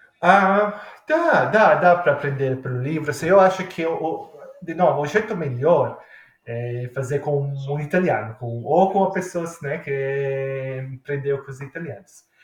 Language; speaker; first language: Portuguese; non-native, fluent; Italian